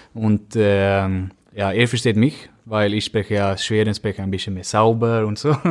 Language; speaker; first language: German; non-native, fluent; Swedish